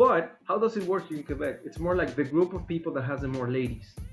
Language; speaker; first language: English; non-native, fluent; Spanish